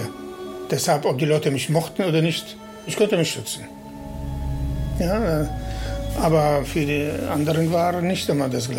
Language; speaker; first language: German; non-native, fluent; Arabic